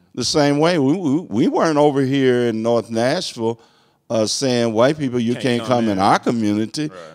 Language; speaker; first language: English; native; English